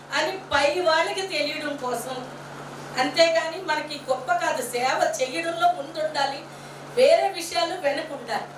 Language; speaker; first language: Telugu; native; Telugu